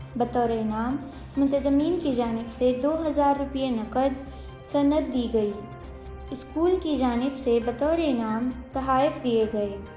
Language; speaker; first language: Urdu; native; Urdu